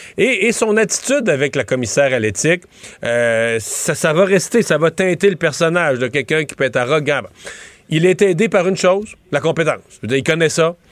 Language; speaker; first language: French; native; French